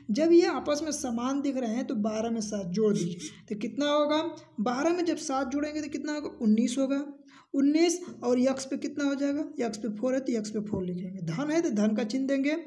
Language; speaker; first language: Hindi; native; Hindi